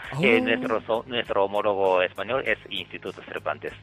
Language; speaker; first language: Spanish; non-native, learner; Japanese